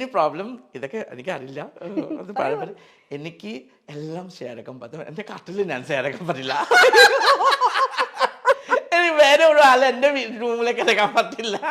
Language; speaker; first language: Malayalam; non-native, local second language; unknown